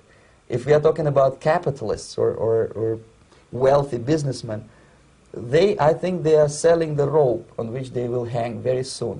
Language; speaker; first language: English; non-native, fluent; Russian